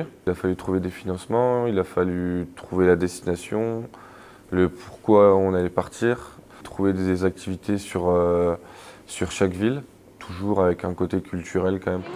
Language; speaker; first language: French; native; French